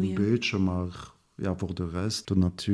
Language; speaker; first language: Dutch; non-native, local second language; French